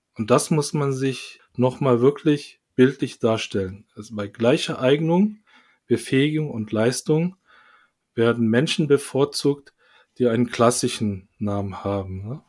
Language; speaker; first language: German; early bilingual, other home language; Korean